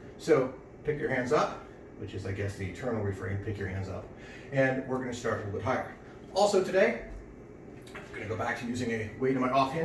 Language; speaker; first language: English; native; English